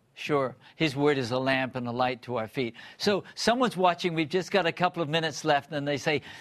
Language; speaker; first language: English; native; English